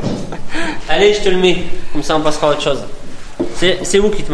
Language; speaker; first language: French; native; French